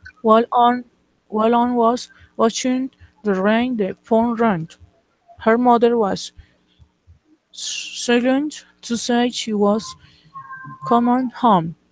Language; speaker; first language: English; non-native, learner; Spanish